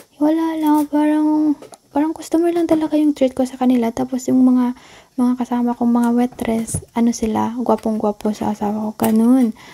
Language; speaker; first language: Filipino; non-native, local second language; Cebuano